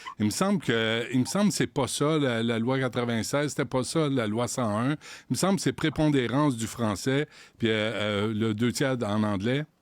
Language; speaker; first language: French; native; French